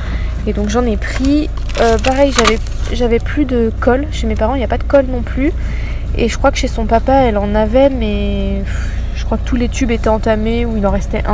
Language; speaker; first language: French; native; French